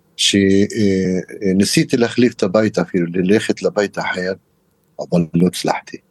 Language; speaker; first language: Hebrew; non-native, local second language; Arabic